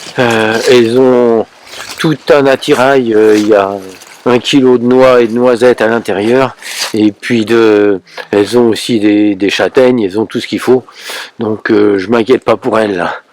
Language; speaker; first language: French; native; French